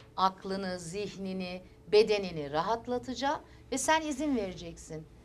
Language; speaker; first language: Turkish; early bilingual, heritage; Turkish